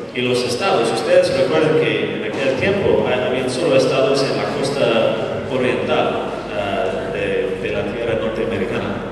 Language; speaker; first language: Spanish; non-native, fluent; English